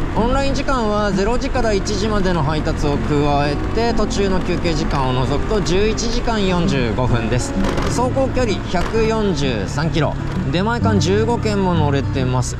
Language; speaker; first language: Japanese; native; Japanese